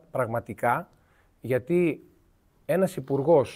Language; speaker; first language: Greek; native; Greek